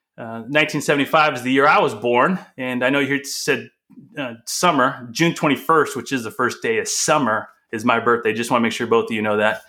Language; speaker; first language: English; early bilingual, other home language; Portuguese